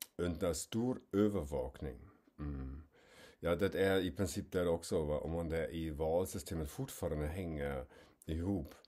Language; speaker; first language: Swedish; non-native, fluent; German